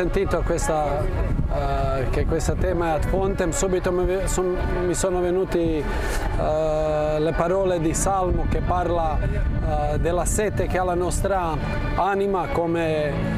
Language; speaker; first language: Italian; non-native, fluent; Croatian